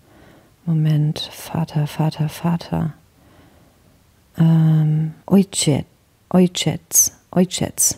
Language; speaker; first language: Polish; non-native, learner; German